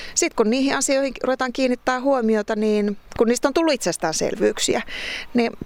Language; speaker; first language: Finnish; native; Finnish